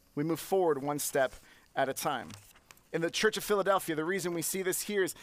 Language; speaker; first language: English; native; English